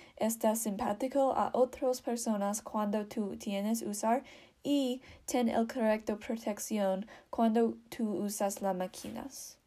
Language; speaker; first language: Spanish; non-native, learner; English